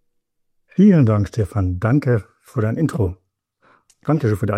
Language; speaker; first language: German; native; German